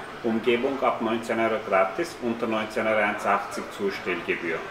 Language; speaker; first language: German; early bilingual, other home language; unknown